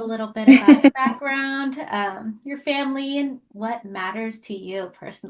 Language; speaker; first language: English; native; English